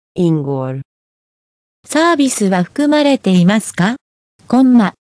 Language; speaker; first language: Japanese; native; Japanese